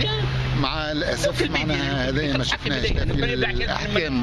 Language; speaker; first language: Arabic; native; Arabic